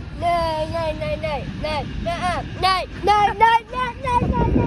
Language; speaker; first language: Dutch; early bilingual, other home language; Turkish